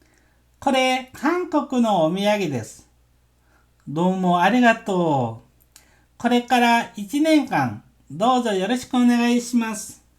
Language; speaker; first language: Japanese; non-native, fluent; Korean